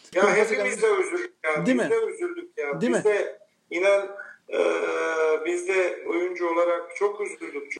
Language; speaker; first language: Turkish; non-native, learner; Bosnian